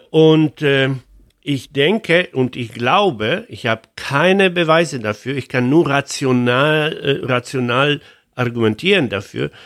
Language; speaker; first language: German; non-native, fluent; Polish